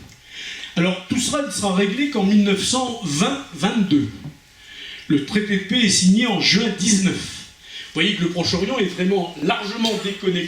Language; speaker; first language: French; native; French